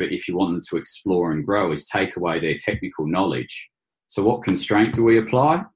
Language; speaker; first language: English; native; English